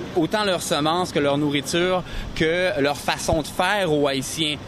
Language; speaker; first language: French; native; French